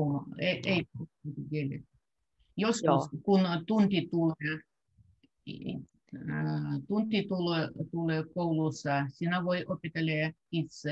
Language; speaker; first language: Finnish; non-native, learner; Russian